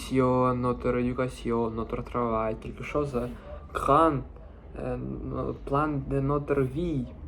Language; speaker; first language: French; non-native, learner; Russian